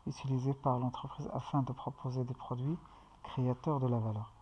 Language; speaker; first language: French; non-native, local second language; Arabic